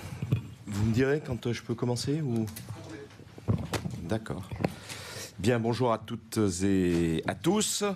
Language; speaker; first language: French; native; French